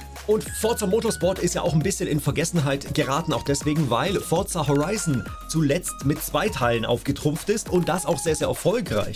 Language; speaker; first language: German; native; German